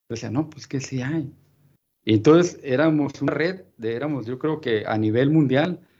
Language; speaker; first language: Spanish; native; Spanish